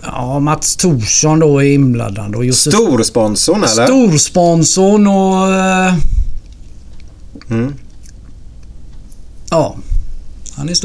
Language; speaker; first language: Swedish; native; Swedish